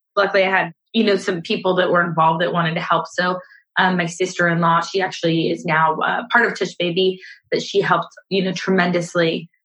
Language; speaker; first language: English; native; English